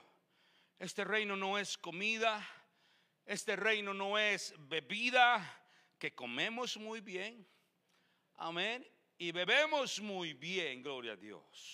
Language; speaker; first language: Spanish; native; Spanish